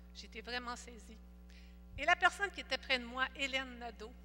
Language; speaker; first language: French; native; French